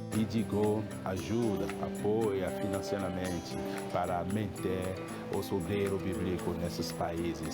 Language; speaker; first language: Portuguese; non-native, fluent; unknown